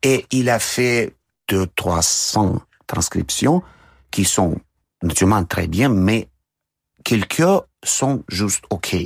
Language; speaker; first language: French; non-native, fluent; Russian